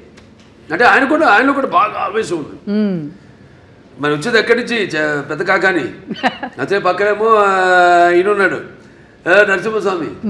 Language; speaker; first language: Telugu; native; Telugu